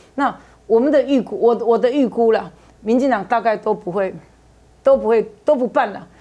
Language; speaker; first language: Chinese; native; Chinese